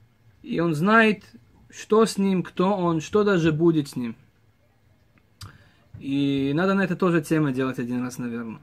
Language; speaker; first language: Russian; early bilingual, heritage; Hebrew